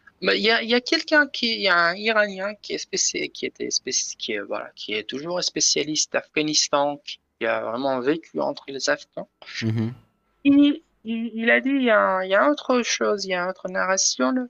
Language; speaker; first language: French; non-native, learner; Persian